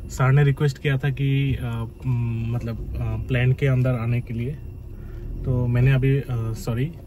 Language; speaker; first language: Hindi; non-native, local second language; Bangla